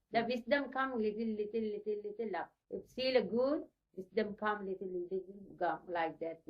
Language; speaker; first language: English; non-native, learner; Sinhala